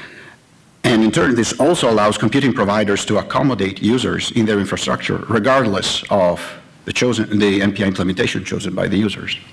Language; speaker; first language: English; non-native, fluent; Italian